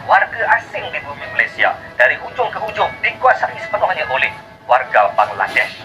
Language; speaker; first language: Malay; native; Malay